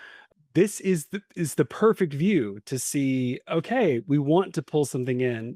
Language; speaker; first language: English; native; English